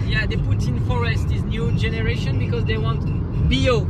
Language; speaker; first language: English; non-native, learner; French